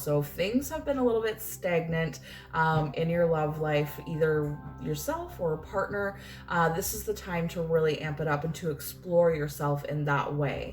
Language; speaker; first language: English; native; English